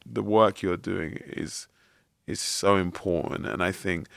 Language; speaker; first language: English; native; English